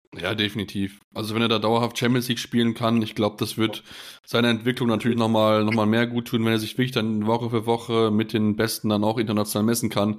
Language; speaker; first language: German; native; German